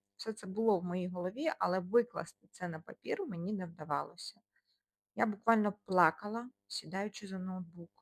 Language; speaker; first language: Ukrainian; non-native, local second language; Russian